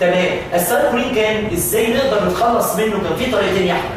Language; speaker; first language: Arabic; native; Arabic